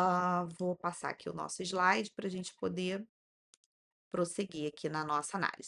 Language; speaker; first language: Portuguese; native; Portuguese